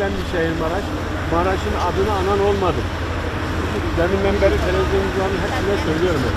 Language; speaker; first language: Turkish; native; Turkish